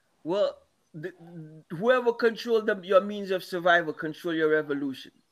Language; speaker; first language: English; non-native, fluent; Haitian Creole